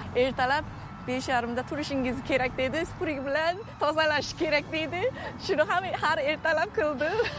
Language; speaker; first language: Uzbek; non-native, fluent; Korean